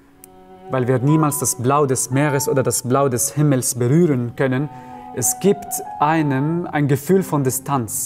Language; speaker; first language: German; non-native, fluent; Arabic